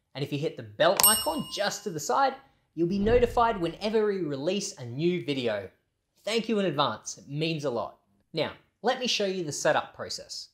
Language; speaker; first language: English; native; English